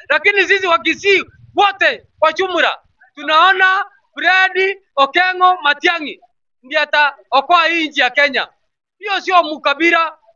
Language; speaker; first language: Swahili; non-native, local second language; Gusii